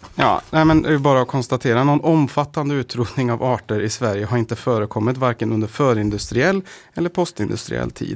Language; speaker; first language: Swedish; native; Swedish